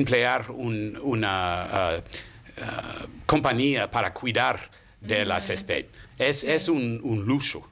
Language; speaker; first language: Spanish; non-native, fluent; English